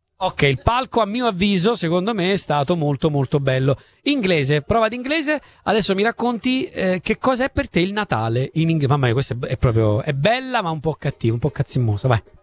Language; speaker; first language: Italian; native; Italian